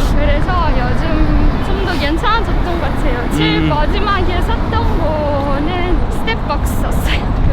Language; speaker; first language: Korean; non-native, fluent; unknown